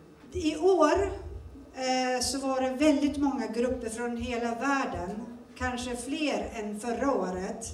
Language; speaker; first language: Swedish; early bilingual, other home language; Turoyo